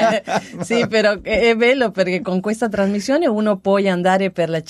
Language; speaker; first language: Italian; non-native, learner; Spanish